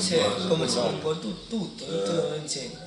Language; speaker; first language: Arabic; non-native, learner; Italian